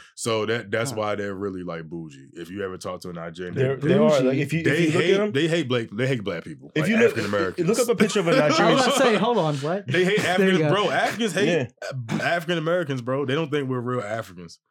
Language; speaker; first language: English; native; English